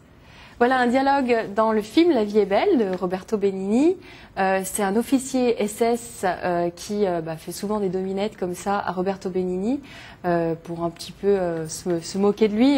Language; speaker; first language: French; native; French